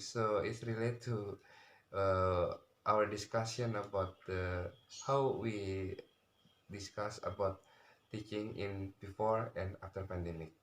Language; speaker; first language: English; non-native, learner; Indonesian